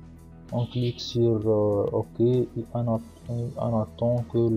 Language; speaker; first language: French; non-native, local second language; Arabic